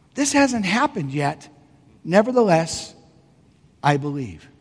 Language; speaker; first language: English; native; English